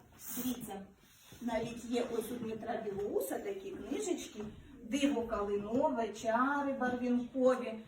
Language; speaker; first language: Ukrainian; native; Ukrainian